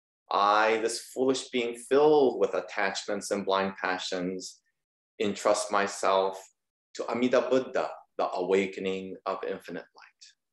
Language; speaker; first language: English; early bilingual, other home language; Japanese